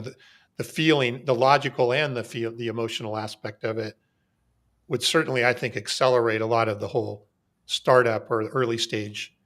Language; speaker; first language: English; native; English